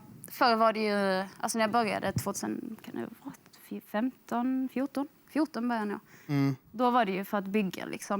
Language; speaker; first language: Swedish; native; Swedish